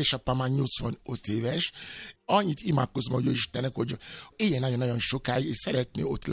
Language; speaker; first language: Hungarian; non-native, fluent; Yoruba